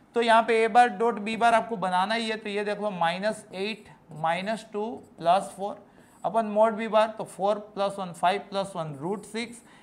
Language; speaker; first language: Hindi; non-native, local second language; Gujarati